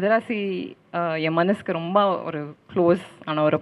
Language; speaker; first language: Tamil; non-native, fluent; Kannada